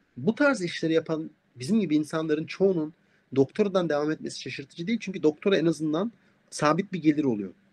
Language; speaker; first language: Turkish; native; Turkish